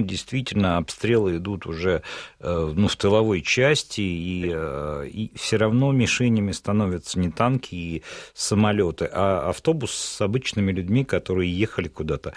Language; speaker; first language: Russian; native; Russian